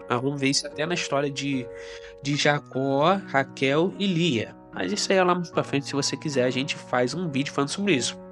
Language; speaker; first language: Portuguese; native; Portuguese